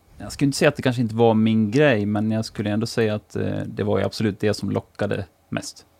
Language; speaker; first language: Swedish; native; Swedish